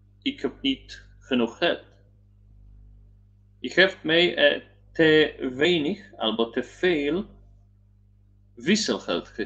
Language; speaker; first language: Dutch; non-native, learner; Polish